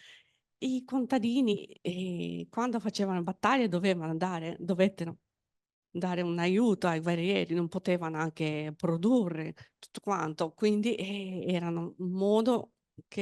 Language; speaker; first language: Italian; non-native, fluent; Japanese